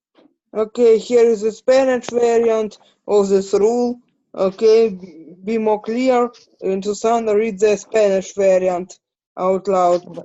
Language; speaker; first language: English; non-native, learner; Ukrainian